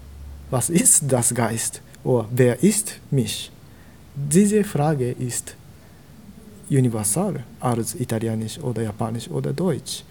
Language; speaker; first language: German; non-native, learner; Japanese